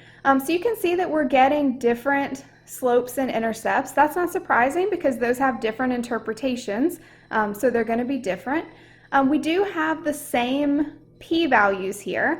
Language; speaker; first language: English; native; English